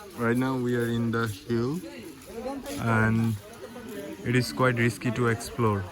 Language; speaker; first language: English; non-native, local second language; Bangla